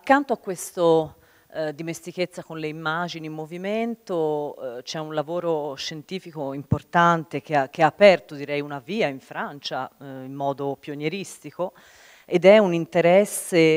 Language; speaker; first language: Italian; native; Italian